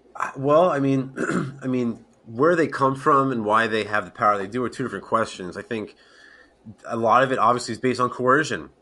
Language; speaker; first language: English; native; English